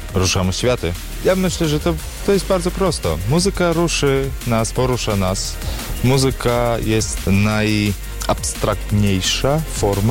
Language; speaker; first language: Polish; non-native, learner; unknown